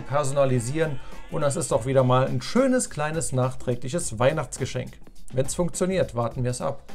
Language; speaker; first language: German; native; German